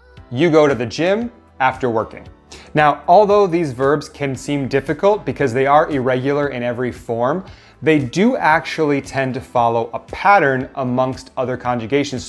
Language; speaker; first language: English; native; English